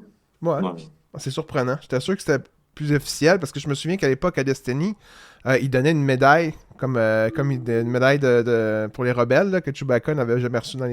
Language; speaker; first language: French; native; French